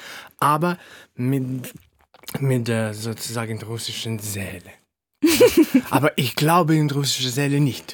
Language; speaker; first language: German; non-native, fluent; Russian